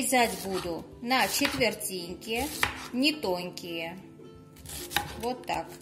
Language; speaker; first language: Russian; non-native, fluent; Armenian